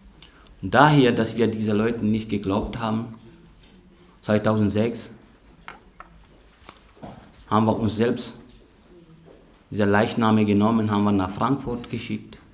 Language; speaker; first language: German; non-native, fluent; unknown